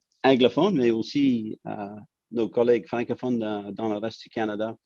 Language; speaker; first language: French; non-native, local second language; English